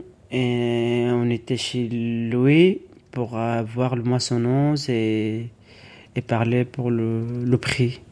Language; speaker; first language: French; non-native, learner; Arabic